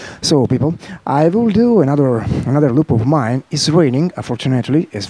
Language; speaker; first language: English; non-native, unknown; Italian